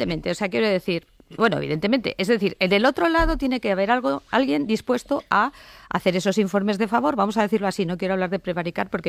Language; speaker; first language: Spanish; native; Spanish